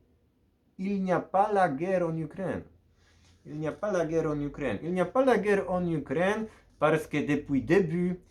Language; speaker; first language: French; non-native, fluent; Polish